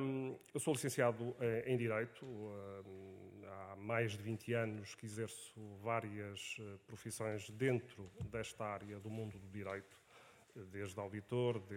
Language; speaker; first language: Portuguese; native; Portuguese